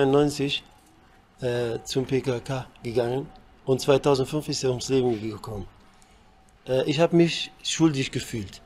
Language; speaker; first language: German; early bilingual, heritage; Kurdish